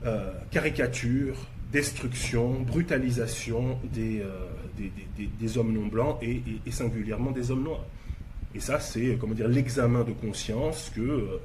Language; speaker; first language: French; native; French